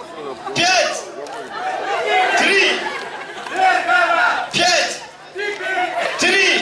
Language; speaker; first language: Russian; non-native, learner; Turkish